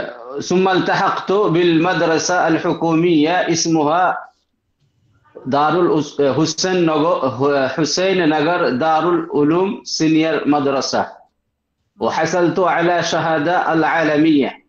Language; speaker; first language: Arabic; non-native, learner; Bangla